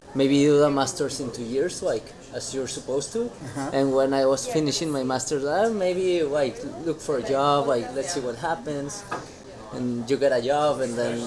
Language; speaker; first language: English; non-native, fluent; Spanish